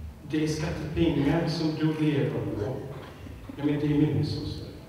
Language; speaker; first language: Swedish; non-native, fluent; Arabic